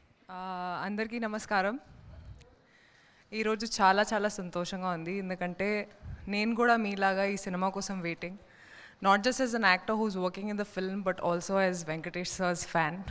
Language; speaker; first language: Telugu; non-native, learner; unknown